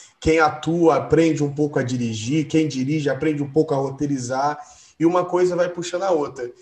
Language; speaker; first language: Portuguese; native; Portuguese